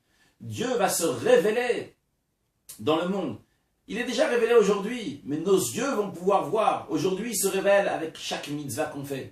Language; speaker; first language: French; native; French